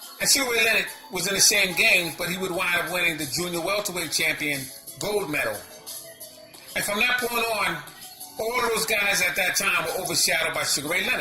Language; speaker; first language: English; native; English